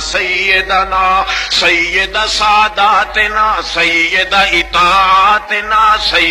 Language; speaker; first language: Arabic; non-native, fluent; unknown